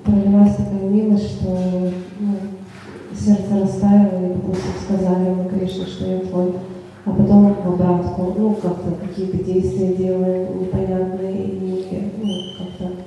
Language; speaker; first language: Russian; native; Russian